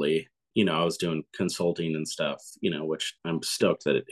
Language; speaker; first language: English; native; English